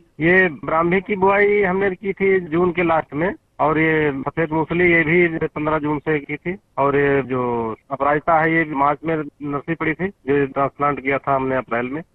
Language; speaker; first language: Hindi; native; Hindi